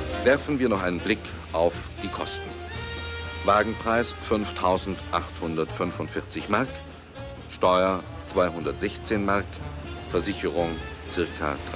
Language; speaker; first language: German; native; German